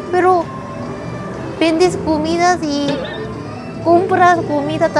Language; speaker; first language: Spanish; non-native, learner; Korean